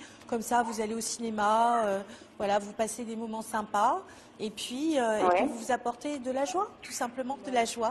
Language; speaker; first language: French; native; French